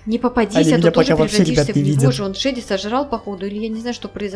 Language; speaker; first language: Russian; native; Russian